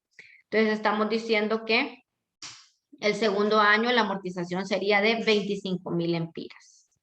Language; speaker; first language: Spanish; native; Spanish